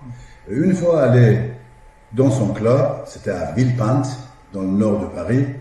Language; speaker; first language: French; non-native, fluent; Persian